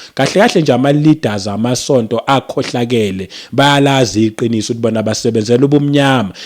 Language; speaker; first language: Zulu; native; Zulu